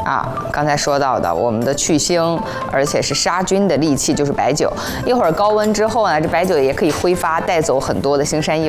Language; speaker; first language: Chinese; native; Chinese